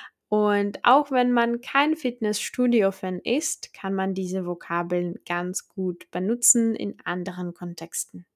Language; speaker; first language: German; non-native, fluent; Czech